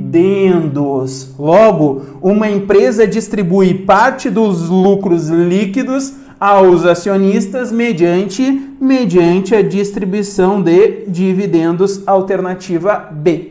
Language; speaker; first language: Portuguese; native; Portuguese